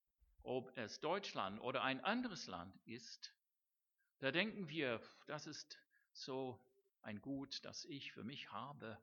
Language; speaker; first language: German; non-native, fluent; English